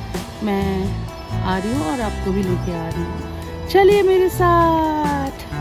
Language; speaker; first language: Hindi; non-native, local second language; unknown